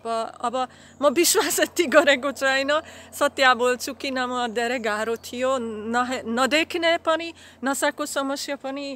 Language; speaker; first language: Nepali; non-native, learner; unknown